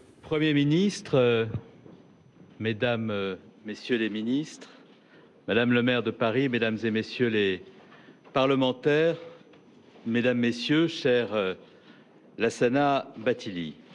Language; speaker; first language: French; native; French